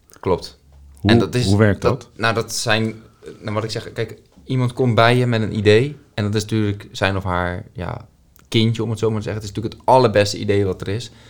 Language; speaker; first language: Dutch; native; Dutch